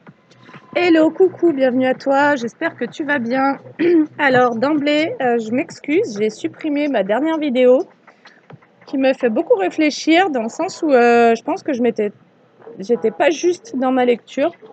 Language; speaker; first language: French; native; French